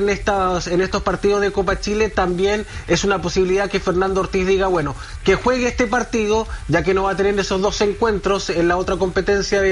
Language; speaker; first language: Spanish; native; Spanish